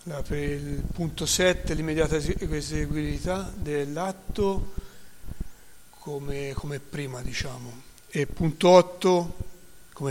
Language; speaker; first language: Italian; native; Italian